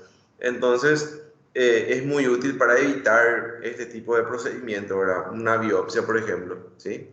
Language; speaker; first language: Spanish; native; Spanish